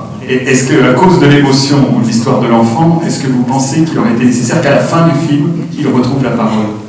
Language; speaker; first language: French; native; French